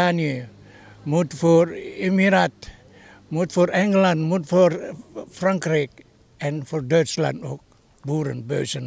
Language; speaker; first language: Dutch; non-native, learner; Indonesian